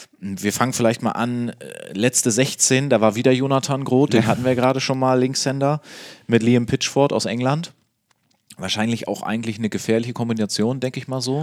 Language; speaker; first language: German; native; German